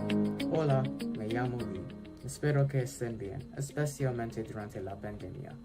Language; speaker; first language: Spanish; non-native, fluent; English